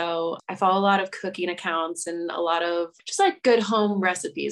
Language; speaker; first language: English; native; English